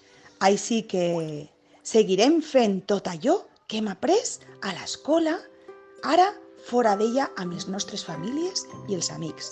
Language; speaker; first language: Catalan; native; Catalan